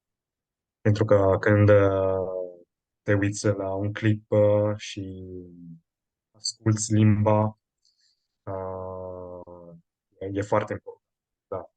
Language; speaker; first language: Romanian; non-native, fluent; Italian